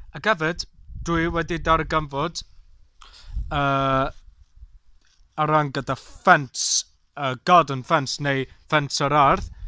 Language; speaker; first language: Welsh; non-native, local second language; English